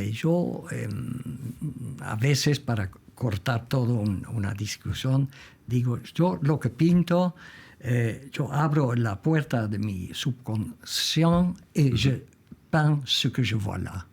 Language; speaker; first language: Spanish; non-native, fluent; Dutch